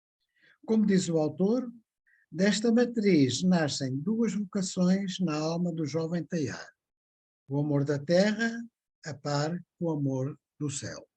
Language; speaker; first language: Portuguese; native; Portuguese